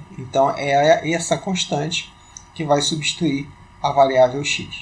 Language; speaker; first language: Portuguese; native; Portuguese